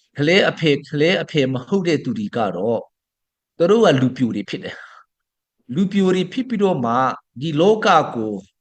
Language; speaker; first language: Burmese; non-native, local second language; Hakha Chin